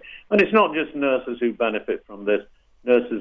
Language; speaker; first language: English; native; English